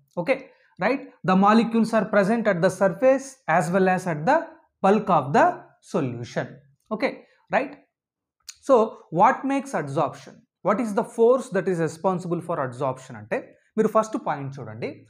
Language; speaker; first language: English; non-native, local second language; Telugu